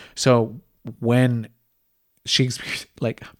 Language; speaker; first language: English; early bilingual, other home language; Spanish